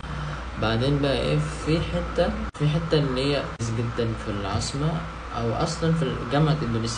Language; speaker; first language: Arabic; non-native, fluent; Indonesian